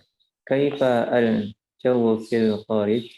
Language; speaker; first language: Arabic; non-native, learner; Indonesian